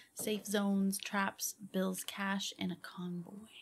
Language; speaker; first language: English; native; English